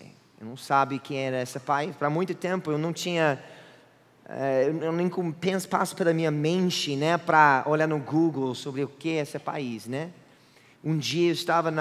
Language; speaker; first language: Portuguese; non-native, fluent; English